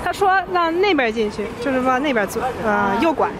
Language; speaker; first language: German; native; German